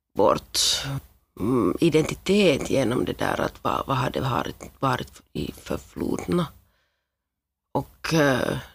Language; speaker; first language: Swedish; non-native, local second language; Finnish